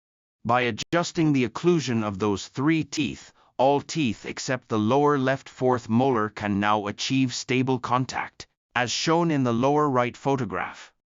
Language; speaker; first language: English; non-native, fluent; Japanese